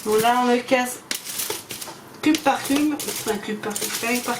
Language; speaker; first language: French; native; French